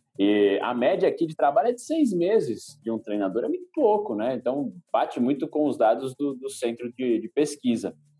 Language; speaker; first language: Portuguese; native; Portuguese